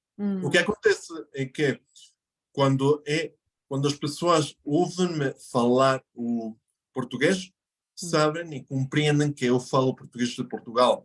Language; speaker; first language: Portuguese; non-native, fluent; Spanish